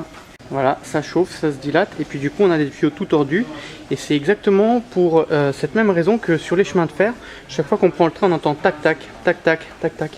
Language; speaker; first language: French; native; French